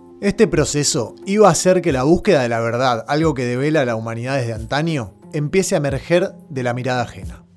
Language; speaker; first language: Spanish; native; Spanish